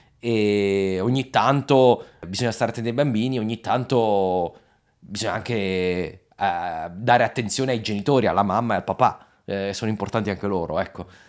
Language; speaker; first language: Italian; native; Italian